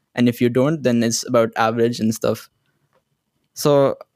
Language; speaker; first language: English; non-native, local second language; Hindi